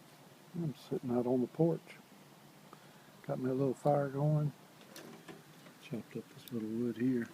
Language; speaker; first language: English; native; English